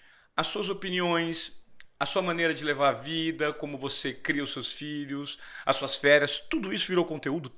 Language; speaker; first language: Portuguese; native; Portuguese